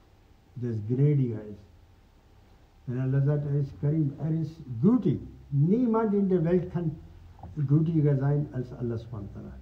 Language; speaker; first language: German; non-native, fluent; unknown